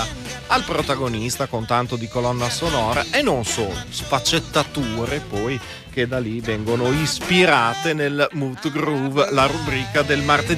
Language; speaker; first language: Italian; native; Italian